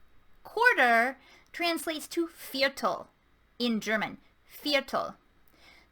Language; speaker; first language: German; non-native, fluent; English